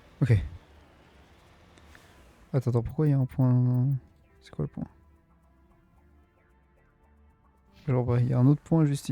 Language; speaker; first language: French; native; French